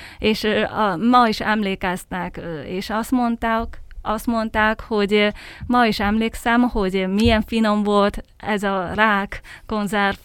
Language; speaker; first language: Hungarian; non-native, fluent; Chinese